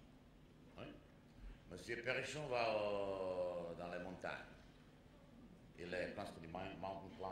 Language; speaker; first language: French; non-native, fluent; Czech